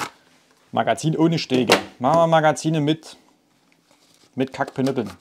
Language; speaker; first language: German; native; German